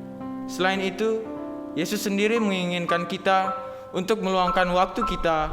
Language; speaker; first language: Indonesian; native; Indonesian